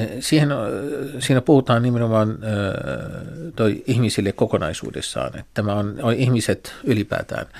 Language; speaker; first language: Finnish; non-native, fluent; Arabic